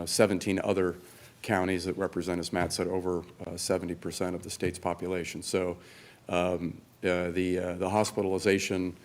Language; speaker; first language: English; native; English